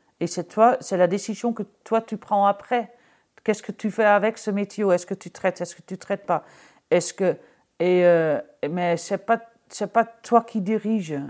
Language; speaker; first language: French; non-native, fluent; Dutch